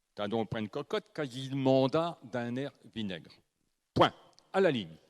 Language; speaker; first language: French; native; French